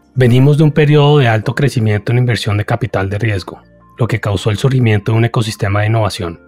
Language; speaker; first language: Spanish; native; Spanish